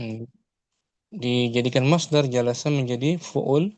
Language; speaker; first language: Indonesian; native; Indonesian